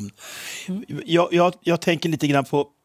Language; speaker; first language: Swedish; native; Swedish